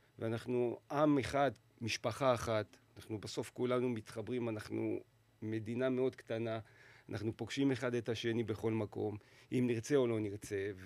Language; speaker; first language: Hebrew; native; Hebrew